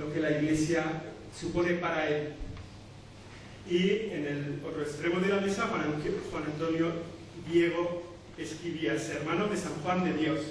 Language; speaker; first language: Spanish; native; Spanish